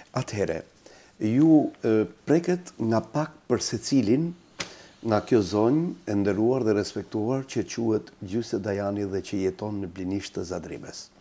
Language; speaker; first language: Albanian; native; Albanian